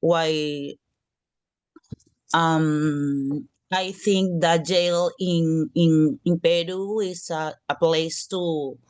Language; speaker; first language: English; non-native, learner; Spanish